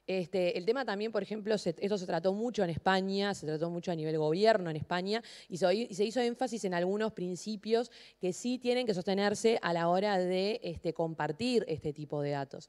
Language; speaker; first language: Spanish; native; Spanish